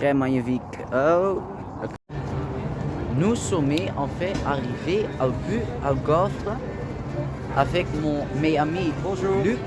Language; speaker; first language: French; non-native, learner; Dutch